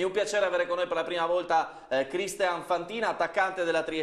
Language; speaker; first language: Italian; native; Italian